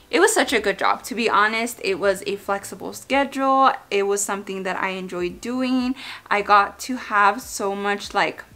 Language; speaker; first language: English; native; English